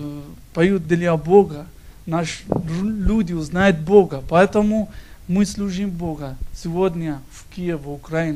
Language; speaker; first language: Russian; non-native, learner; Persian